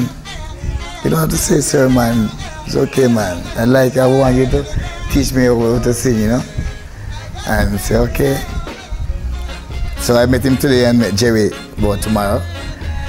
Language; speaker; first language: English; non-native, local second language; Jamaican Creole English